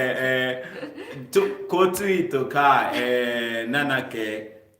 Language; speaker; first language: Japanese; non-native, learner; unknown